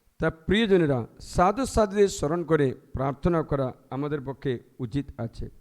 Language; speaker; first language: Bangla; non-native, fluent; Malayalam